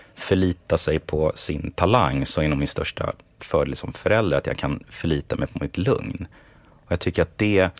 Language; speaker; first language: Swedish; native; Swedish